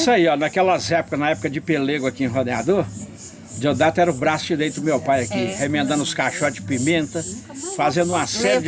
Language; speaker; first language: Portuguese; native; Portuguese